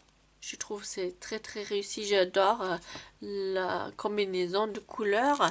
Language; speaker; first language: French; non-native, fluent; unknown